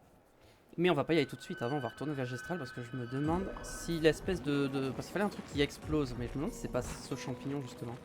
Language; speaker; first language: French; native; French